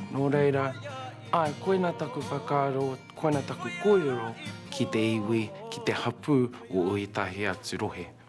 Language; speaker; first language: Māori; native; Māori